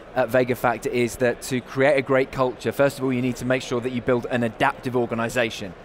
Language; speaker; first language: English; native; English